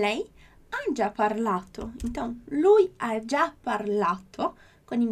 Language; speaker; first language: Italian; non-native, fluent; Portuguese